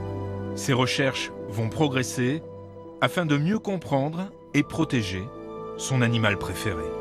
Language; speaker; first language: French; native; French